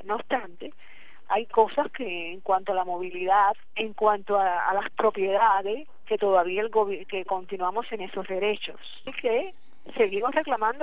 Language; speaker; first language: Spanish; native; Spanish